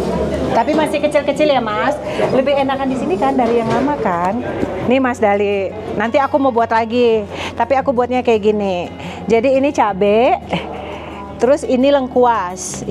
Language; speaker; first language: Indonesian; native; Indonesian